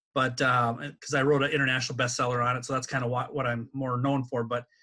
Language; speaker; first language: English; native; English